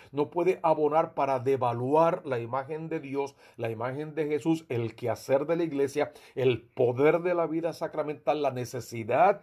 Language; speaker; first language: Spanish; native; Spanish